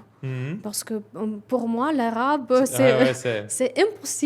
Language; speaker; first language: French; non-native, fluent; Russian